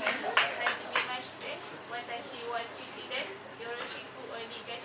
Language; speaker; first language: Japanese; non-native, learner; Malay